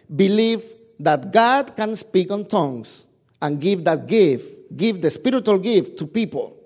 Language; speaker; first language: English; non-native, fluent; Spanish